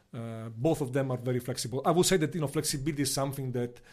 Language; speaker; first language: English; non-native, fluent; Italian